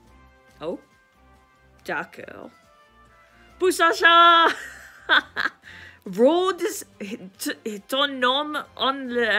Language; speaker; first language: French; non-native, learner; English